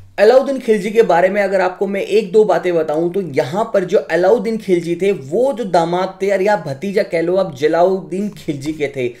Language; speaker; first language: Hindi; native; Hindi